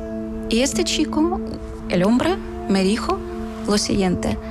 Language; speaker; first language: Spanish; non-native, fluent; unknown